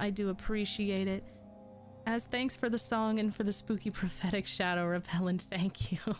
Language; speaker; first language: English; native; English